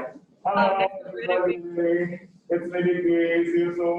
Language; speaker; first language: English; non-native, fluent; Indonesian